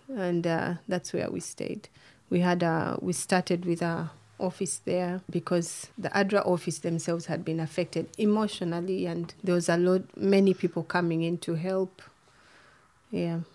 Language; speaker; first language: English; non-native, local second language; Ganda